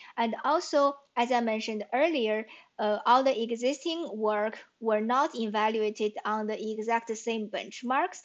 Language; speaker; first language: English; non-native, fluent; Chinese